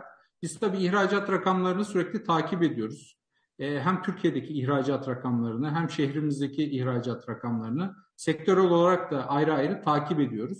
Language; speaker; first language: Turkish; native; Turkish